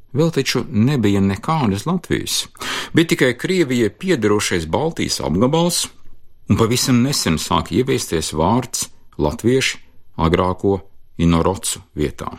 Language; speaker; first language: Latvian; native; Latvian